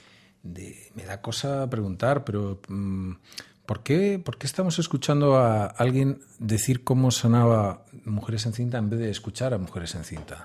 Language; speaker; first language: Spanish; native; Spanish